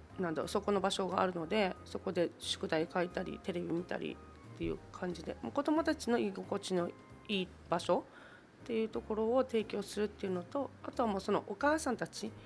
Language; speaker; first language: Japanese; native; Japanese